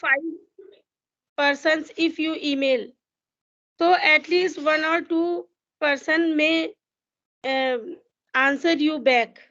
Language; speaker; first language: English; non-native, local second language; Hindi